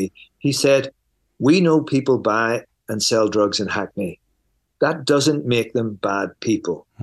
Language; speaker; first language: English; native; English